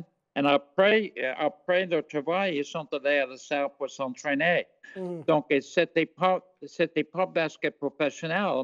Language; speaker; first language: French; non-native, fluent; English